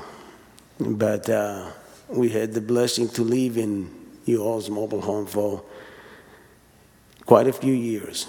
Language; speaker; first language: English; non-native, fluent; Hebrew